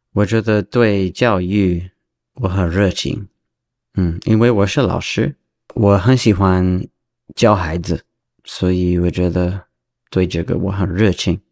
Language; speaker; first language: Chinese; non-native, learner; English